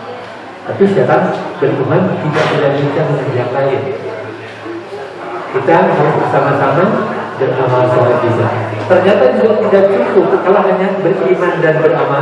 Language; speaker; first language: Indonesian; non-native, local second language; Sundanese